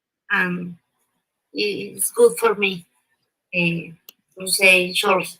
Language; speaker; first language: English; non-native, learner; Spanish